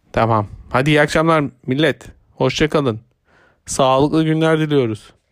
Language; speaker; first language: Turkish; native; Turkish